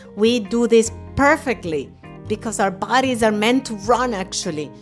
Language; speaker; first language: English; native; English